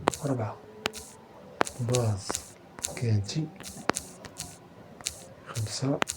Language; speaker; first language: Arabic; native; Arabic